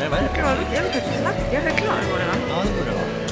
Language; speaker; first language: Japanese; native; Japanese